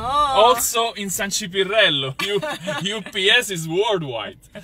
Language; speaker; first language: English; non-native, fluent; Italian